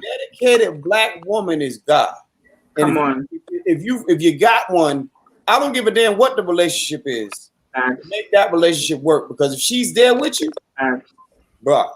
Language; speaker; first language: English; native; English